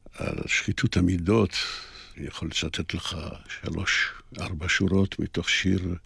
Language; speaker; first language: Hebrew; early bilingual, other home language; Polish